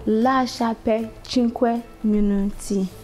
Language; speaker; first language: Italian; non-native, learner; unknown